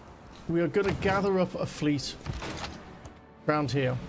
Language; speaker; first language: English; native; English